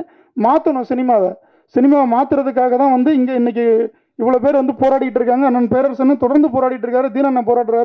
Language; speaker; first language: Tamil; native; Tamil